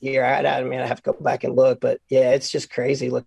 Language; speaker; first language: English; native; English